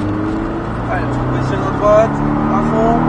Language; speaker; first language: French; native; French